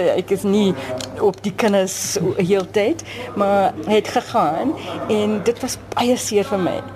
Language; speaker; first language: Afrikaans; non-native, learner; English